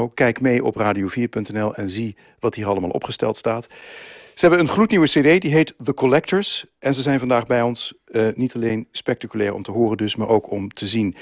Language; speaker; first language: Dutch; native; Dutch